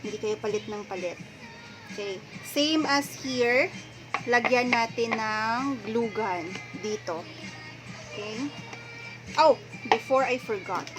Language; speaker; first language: Filipino; non-native, local second language; Hiligaynon